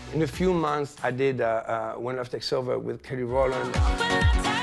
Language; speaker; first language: English; non-native, fluent; French